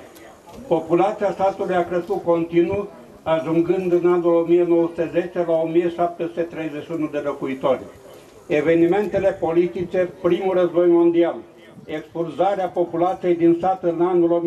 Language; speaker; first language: Romanian; native; Romanian